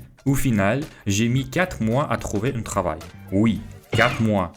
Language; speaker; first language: French; non-native, fluent; Russian